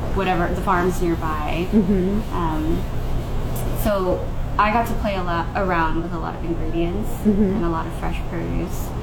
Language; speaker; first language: English; native; English